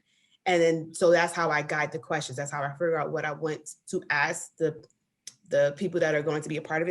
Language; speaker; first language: English; native; English